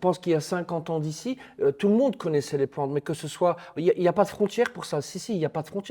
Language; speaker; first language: French; native; French